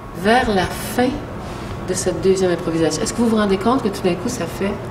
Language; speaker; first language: French; native; French